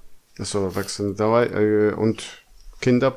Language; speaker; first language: German; non-native, fluent; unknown